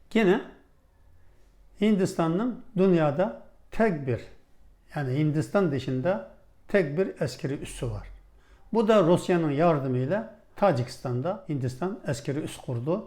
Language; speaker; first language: Turkish; non-native, fluent; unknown